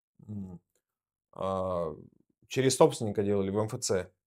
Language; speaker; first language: Russian; native; Russian